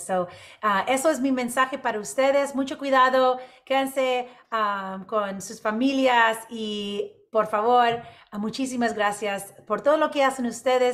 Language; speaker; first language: Spanish; non-native, local second language; English